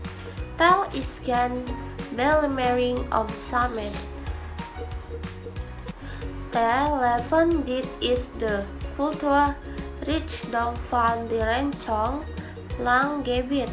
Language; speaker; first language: Dutch; non-native, learner; Indonesian